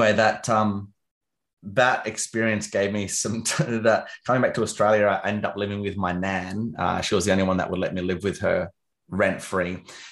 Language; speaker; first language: English; native; English